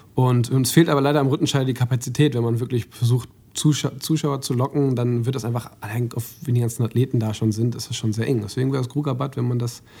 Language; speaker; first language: German; native; German